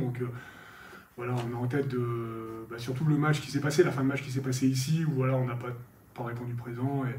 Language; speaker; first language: French; native; French